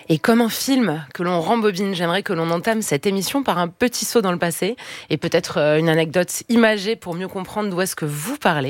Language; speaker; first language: French; native; French